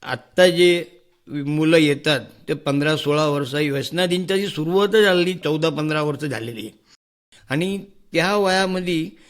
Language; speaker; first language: Marathi; non-native, local second language; Hindi